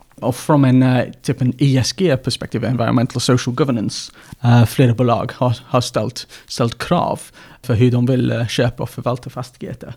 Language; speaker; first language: Swedish; non-native, fluent; English